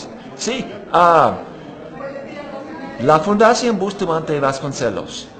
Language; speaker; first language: Spanish; non-native, fluent; English